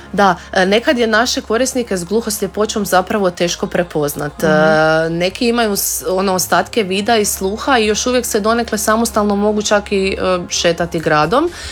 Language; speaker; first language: Croatian; native; Croatian